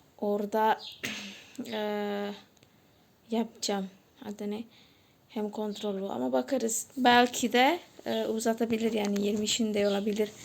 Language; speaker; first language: Turkish; non-native, fluent; Indonesian